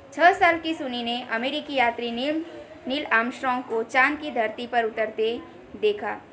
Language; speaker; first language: Hindi; non-native, local second language; Gujarati